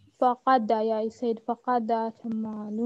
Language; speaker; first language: Arabic; non-native, learner; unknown